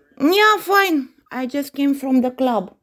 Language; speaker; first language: English; non-native, fluent; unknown